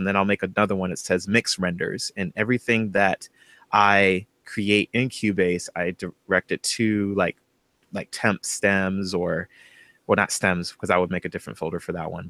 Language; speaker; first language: English; native; English